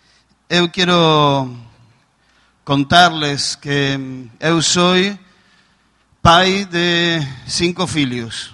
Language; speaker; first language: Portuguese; non-native, learner; Spanish